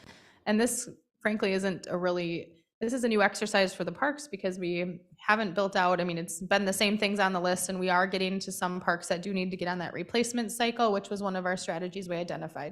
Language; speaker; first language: English; native; English